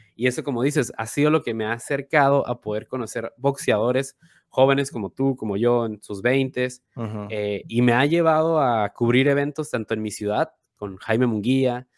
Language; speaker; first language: Spanish; native; Spanish